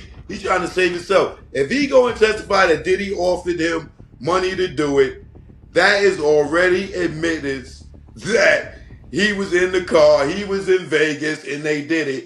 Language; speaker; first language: English; native; English